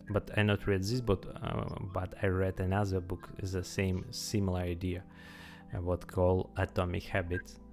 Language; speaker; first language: English; non-native, learner; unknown